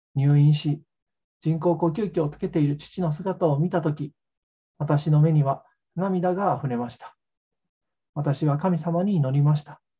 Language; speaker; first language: Japanese; native; Japanese